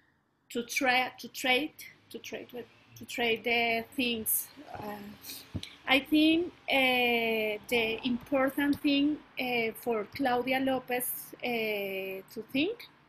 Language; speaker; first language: English; non-native, learner; Spanish